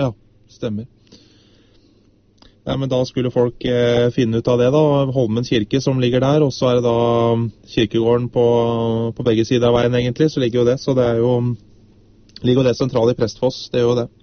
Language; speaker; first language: Norwegian; native; Norwegian